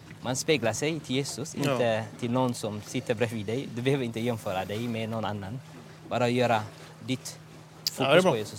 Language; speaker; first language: Swedish; non-native, learner; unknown